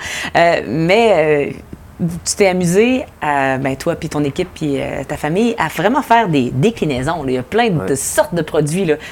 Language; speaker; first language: French; native; French